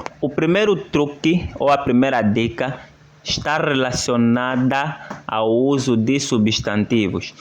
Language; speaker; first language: Portuguese; native; Portuguese